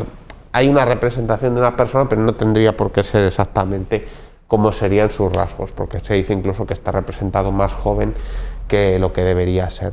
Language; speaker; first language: Spanish; native; Spanish